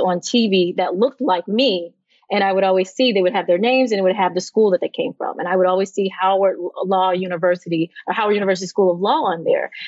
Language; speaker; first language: English; native; English